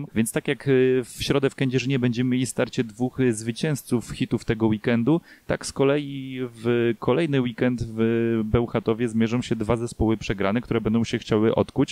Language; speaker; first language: Polish; native; Polish